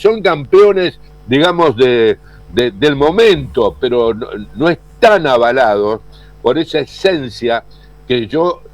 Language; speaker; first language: Spanish; native; Spanish